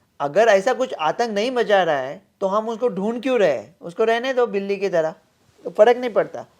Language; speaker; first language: Hindi; non-native, local second language; Marathi